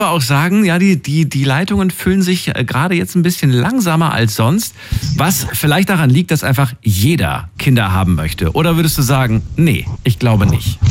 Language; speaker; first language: German; native; German